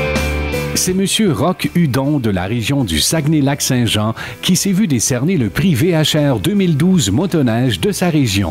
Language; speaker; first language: French; native; French